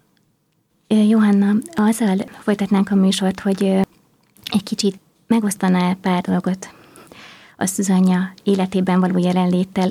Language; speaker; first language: Hungarian; native; Hungarian